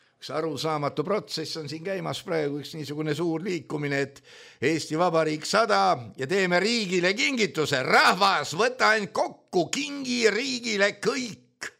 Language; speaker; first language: Estonian; native; Estonian